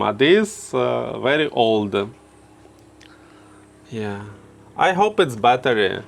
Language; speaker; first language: English; non-native, learner; Russian